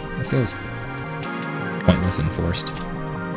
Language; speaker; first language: English; native; English